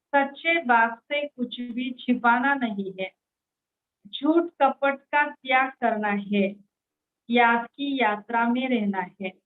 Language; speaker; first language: Hindi; non-native, local second language; Marathi